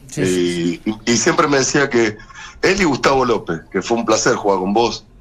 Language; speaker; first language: Spanish; native; Spanish